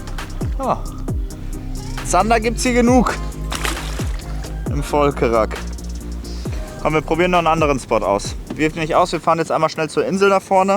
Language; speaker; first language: German; native; German